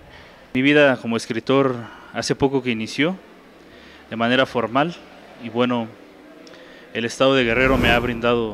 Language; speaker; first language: Spanish; native; Spanish